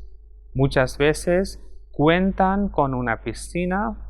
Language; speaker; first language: Spanish; non-native, fluent; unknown